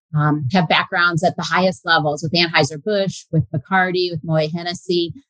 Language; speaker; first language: English; native; English